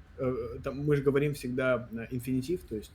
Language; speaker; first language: Russian; native; Russian